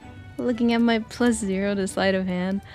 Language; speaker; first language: English; native; English